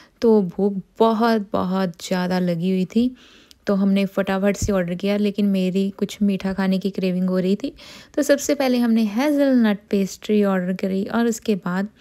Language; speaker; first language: Hindi; non-native, local second language; Punjabi